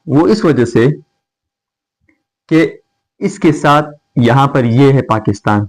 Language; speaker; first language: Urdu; non-native, fluent; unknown